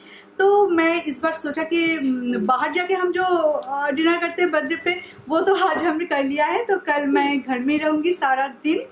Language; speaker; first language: Hindi; non-native, local second language; Bangla